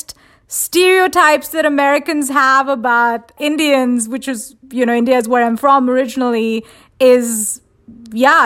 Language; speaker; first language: English; non-native, local second language; Hindi